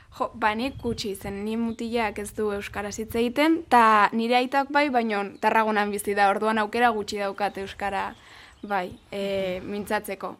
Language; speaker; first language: Basque; non-native, local second language; Spanish